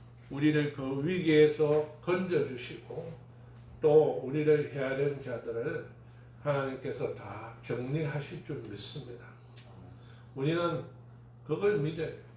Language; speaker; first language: Korean; native; Korean